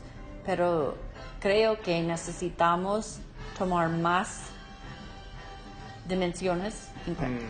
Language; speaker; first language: Spanish; non-native, learner; English